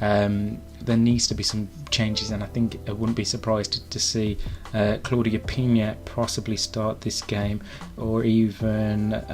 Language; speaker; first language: English; native; English